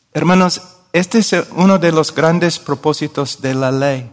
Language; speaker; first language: Spanish; non-native, fluent; English